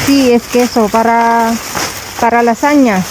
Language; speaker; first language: Spanish; non-native, learner; Filipino